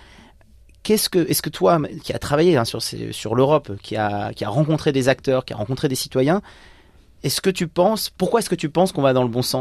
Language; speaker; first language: French; native; French